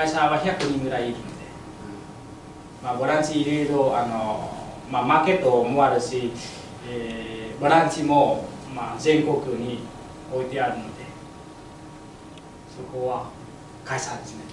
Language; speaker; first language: Japanese; non-native, learner; Vietnamese